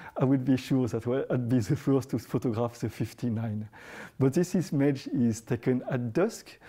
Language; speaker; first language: English; non-native, fluent; French